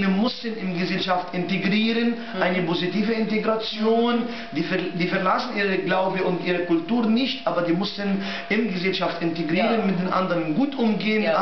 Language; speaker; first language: German; non-native, learner; Arabic